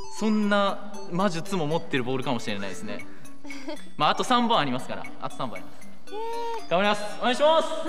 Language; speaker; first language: Japanese; native; Japanese